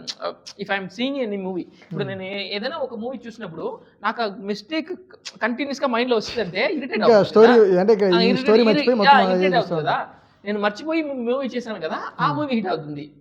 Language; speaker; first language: Telugu; non-native, learner; Tamil